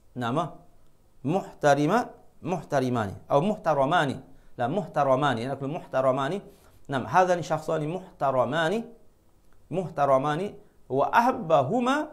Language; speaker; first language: Arabic; non-native, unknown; Malay